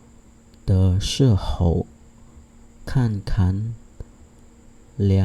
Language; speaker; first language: Chinese; non-native, fluent; Khmer